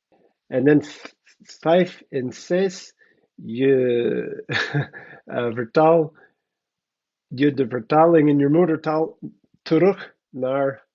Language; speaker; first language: Dutch; non-native, learner; English